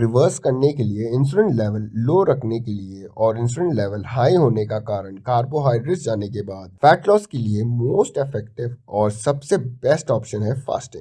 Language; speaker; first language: Hindi; native; Hindi